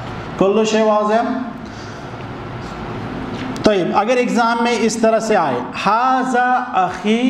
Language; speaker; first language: Arabic; non-native, fluent; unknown